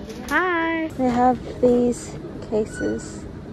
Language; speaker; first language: English; early bilingual, other home language; Korean